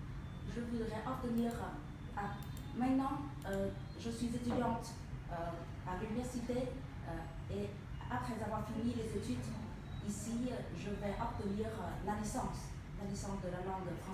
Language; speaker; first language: French; non-native, learner; Vietnamese